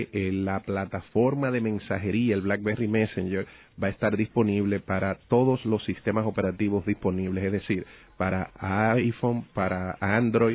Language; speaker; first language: Spanish; native; Spanish